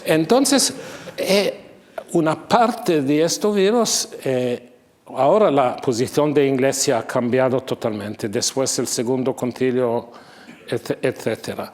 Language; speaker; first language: Spanish; non-native, fluent; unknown